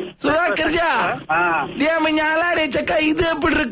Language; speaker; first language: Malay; non-native, local second language; Tamil